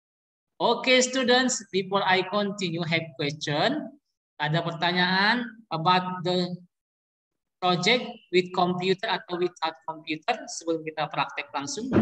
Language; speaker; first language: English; non-native, learner; Indonesian